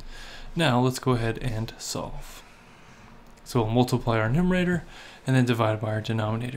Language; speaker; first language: English; native; English